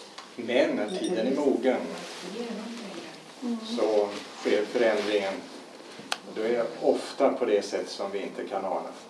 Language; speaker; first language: Swedish; native; Swedish